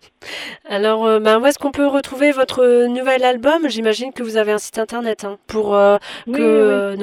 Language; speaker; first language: French; native; French